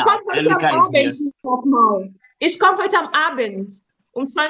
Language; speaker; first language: German; non-native, learner; Swahili